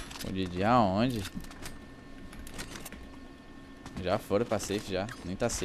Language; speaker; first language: Portuguese; native; Portuguese